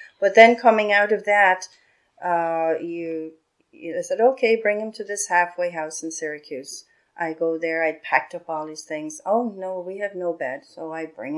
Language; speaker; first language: English; native; English